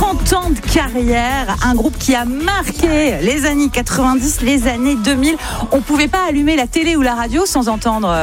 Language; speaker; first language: French; native; French